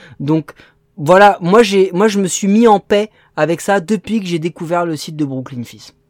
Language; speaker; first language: French; native; French